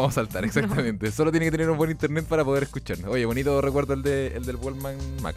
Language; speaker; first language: Spanish; native; Spanish